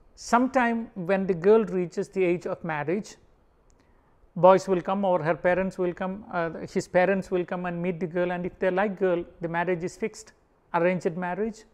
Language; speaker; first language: English; non-native, local second language; Malayalam